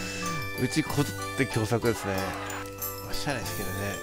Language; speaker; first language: Japanese; native; Japanese